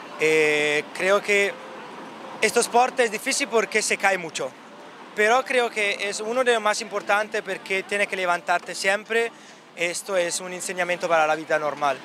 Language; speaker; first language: Spanish; non-native, learner; Italian